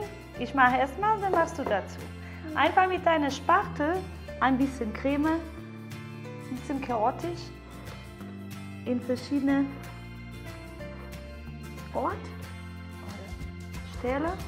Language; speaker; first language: German; non-native, learner; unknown